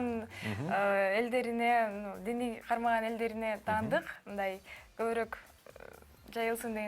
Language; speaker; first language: Kyrgyz; non-native, local second language; Uyghur